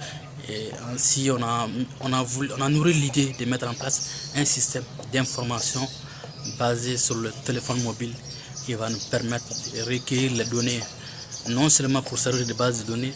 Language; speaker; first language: French; non-native, local second language; Bambara